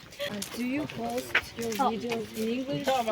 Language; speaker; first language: English; non-native, learner; Russian